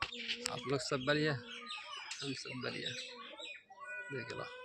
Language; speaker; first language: Hindi; non-native, local second language; Bangla